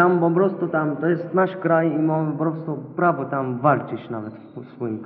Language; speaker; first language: Polish; non-native, learner; Arabic